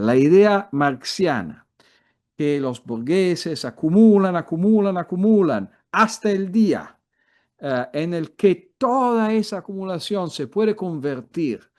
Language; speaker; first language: Spanish; non-native, fluent; Italian